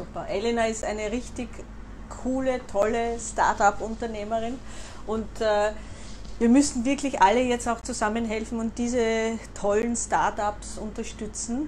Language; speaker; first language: German; native; German